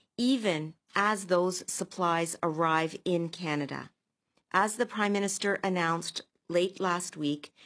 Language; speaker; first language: English; native; English